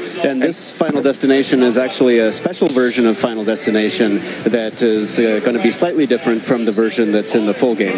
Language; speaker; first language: English; native; English